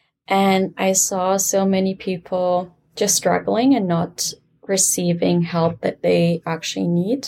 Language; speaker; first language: English; non-native, fluent; German